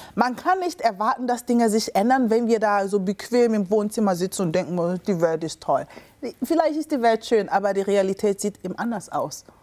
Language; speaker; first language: German; early bilingual, other home language; Akan